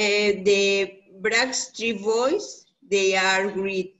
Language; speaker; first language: English; non-native, learner; Spanish